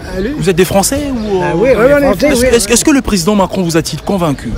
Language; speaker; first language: French; native; French